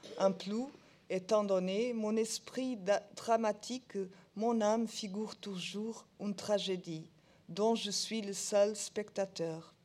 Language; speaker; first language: French; non-native, learner; Portuguese